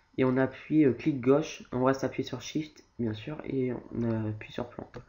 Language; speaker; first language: French; native; French